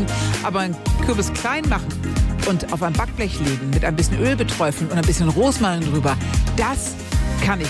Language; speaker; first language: German; native; German